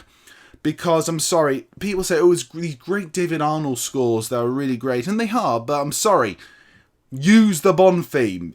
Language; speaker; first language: English; native; English